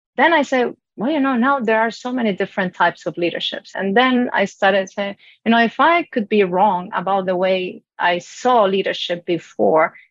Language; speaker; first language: English; non-native, fluent; Spanish